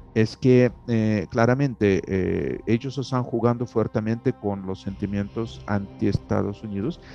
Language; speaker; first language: Spanish; non-native, fluent; Russian